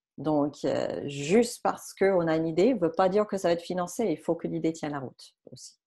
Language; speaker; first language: French; non-native, fluent; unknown